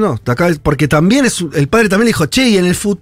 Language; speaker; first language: Spanish; native; Spanish